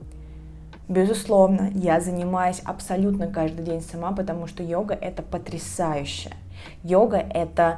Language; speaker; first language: Russian; native; Russian